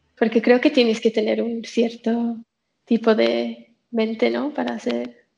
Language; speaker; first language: Spanish; non-native, fluent; English